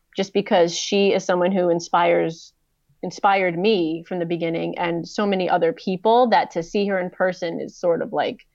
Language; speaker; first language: English; native; English